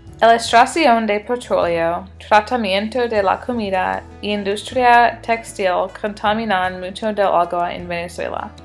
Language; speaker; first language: Spanish; non-native, learner; English